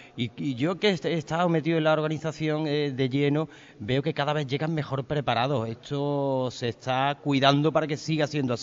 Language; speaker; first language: Spanish; native; Spanish